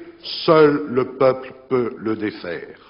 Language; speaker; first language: French; native; French